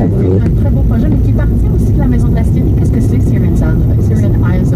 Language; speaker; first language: French; native; French